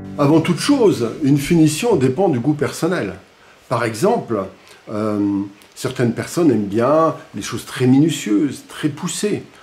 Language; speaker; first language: French; native; French